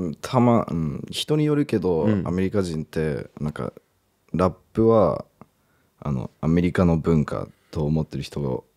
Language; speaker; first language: Japanese; early bilingual, heritage; English